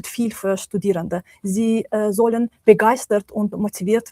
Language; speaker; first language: German; non-native, learner; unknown